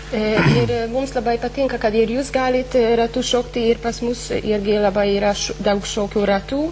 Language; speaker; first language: Lithuanian; non-native, fluent; Hungarian